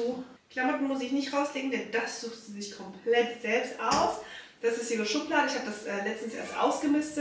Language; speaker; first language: German; native; German